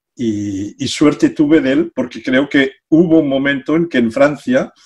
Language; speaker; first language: Spanish; non-native, local second language; Catalan